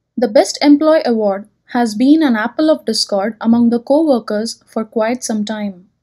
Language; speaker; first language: English; non-native, local second language; Telugu